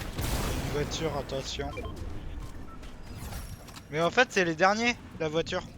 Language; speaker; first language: French; native; French